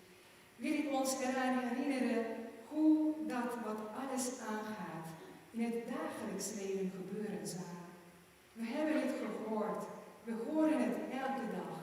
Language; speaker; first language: Dutch; non-native, fluent; German